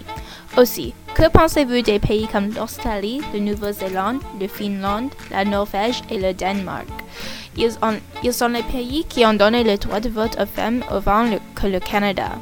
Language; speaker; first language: French; non-native, learner; English